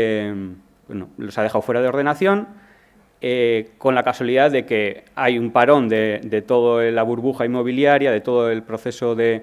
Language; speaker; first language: Spanish; native; Spanish